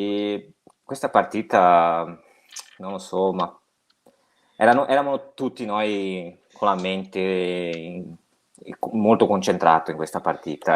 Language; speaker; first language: Italian; non-native, fluent; Portuguese